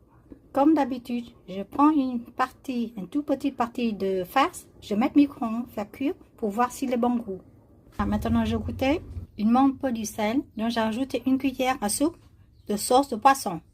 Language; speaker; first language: French; non-native, learner; Vietnamese